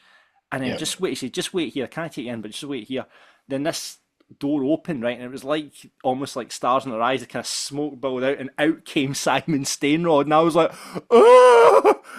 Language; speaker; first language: English; native; English